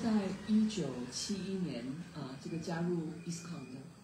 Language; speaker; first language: Chinese; native; Chinese